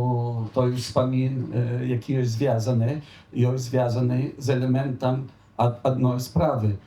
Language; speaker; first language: Polish; non-native, local second language; Belarusian